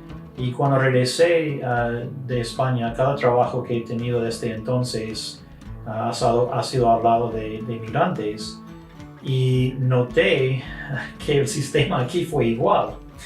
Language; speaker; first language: Spanish; non-native, fluent; English